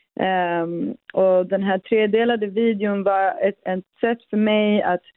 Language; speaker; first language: Swedish; early bilingual, other home language; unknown